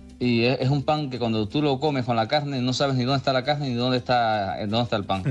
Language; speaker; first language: Spanish; native; Spanish